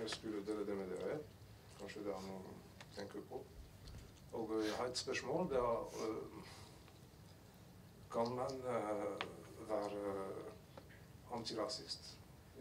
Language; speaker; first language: Norwegian; non-native, learner; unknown